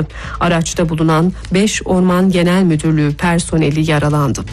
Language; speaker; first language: Turkish; native; Turkish